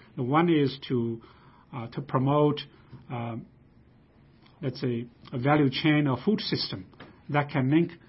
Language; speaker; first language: English; non-native, fluent; Chinese